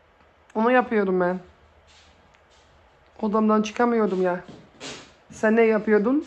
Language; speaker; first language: Turkish; early bilingual, heritage; Turkish